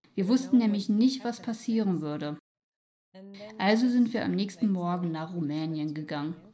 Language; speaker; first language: German; non-native, fluent; Ukrainian